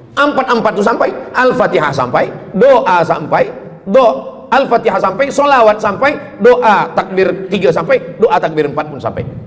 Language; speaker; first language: Malay; native; Malay